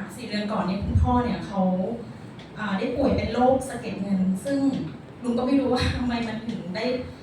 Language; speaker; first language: Thai; native; Thai